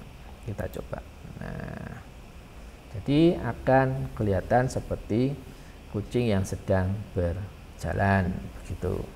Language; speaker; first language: Indonesian; native; Indonesian